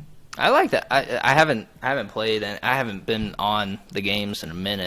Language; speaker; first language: English; native; English